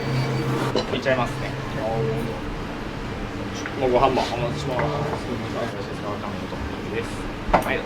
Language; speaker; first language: Japanese; native; Japanese